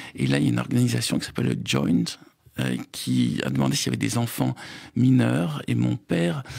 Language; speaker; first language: French; native; French